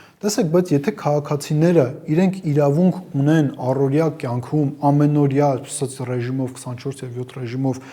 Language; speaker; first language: Armenian; native; Armenian